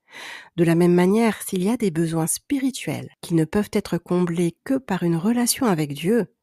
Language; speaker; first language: French; native; French